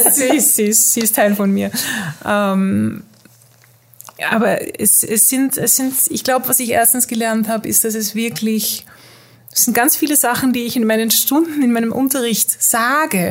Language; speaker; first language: German; early bilingual, heritage; German